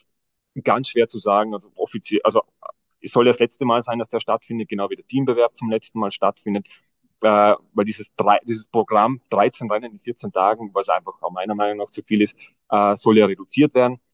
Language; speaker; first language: German; native; German